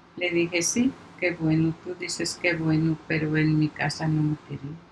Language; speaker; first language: Spanish; native; Spanish